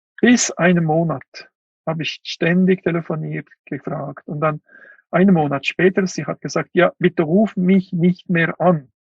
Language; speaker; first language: German; non-native, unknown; Uyghur